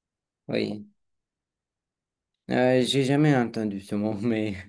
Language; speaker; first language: French; non-native, learner; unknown